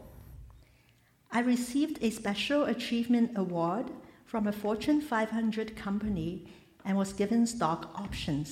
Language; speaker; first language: English; non-native, local second language; Cantonese